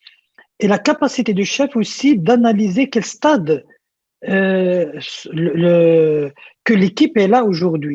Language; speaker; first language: French; non-native, local second language; Arabic